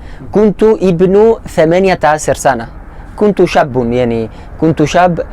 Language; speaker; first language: Arabic; non-native, learner; Spanish